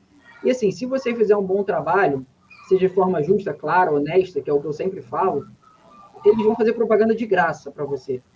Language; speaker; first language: Portuguese; native; Portuguese